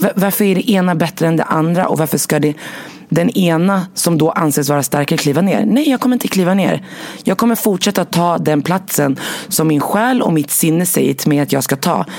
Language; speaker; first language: Swedish; early bilingual, other home language; Arabic